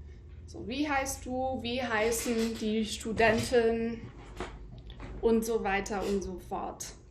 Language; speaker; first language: German; non-native, fluent; English